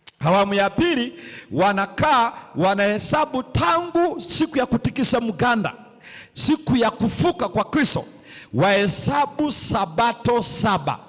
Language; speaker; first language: Swahili; native; Swahili